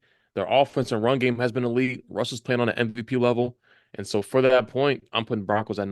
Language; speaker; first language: English; native; English